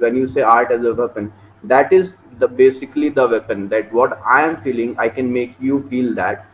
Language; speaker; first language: English; non-native, local second language; Hindi